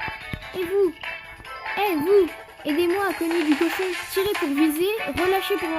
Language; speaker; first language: French; native; French